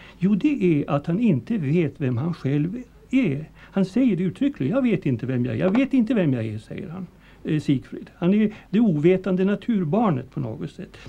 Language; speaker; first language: Swedish; native; Swedish